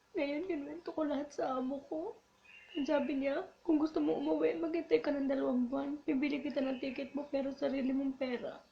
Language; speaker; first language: Filipino; native; Filipino